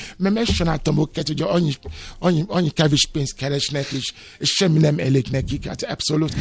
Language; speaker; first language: Hungarian; non-native, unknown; Yoruba